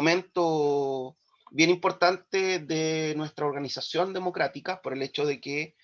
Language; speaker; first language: Spanish; native; Spanish